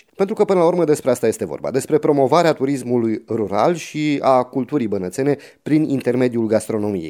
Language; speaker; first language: Romanian; native; Romanian